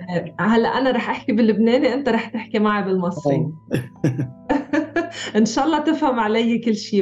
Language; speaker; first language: Arabic; native; Arabic